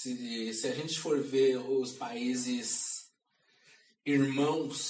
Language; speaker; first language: Portuguese; native; Portuguese